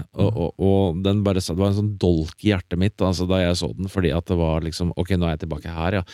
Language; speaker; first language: Norwegian; native; Norwegian